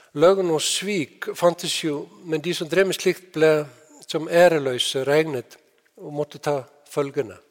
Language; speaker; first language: Norwegian; non-native, fluent; Icelandic